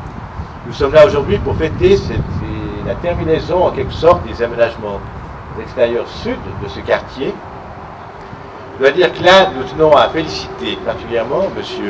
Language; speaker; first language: French; native; French